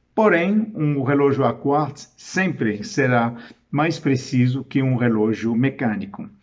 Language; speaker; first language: Portuguese; non-native, fluent; French